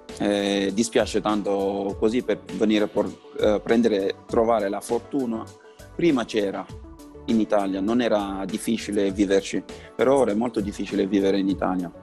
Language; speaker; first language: Italian; non-native, fluent; Wolof